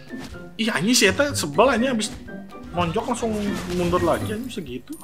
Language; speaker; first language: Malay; non-native, local second language; Sundanese